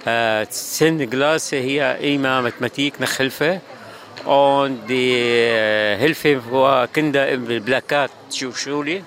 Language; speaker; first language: German; non-native, learner; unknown